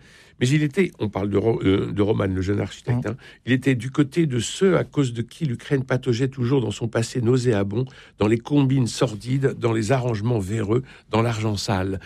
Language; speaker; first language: French; native; French